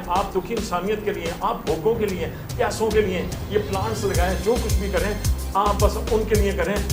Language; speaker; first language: Urdu; non-native, local second language; Punjabi